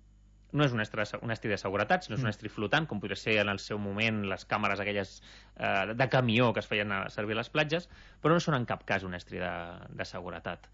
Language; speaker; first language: Catalan; native; Catalan